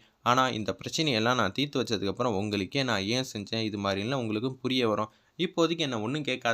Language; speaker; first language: Tamil; native; Tamil